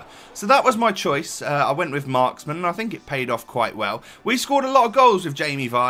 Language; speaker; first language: English; native; English